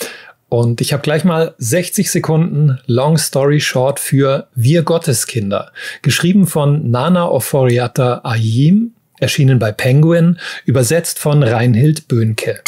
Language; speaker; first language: German; native; German